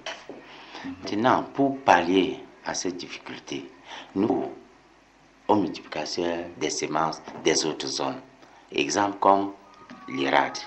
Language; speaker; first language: French; non-native, local second language; English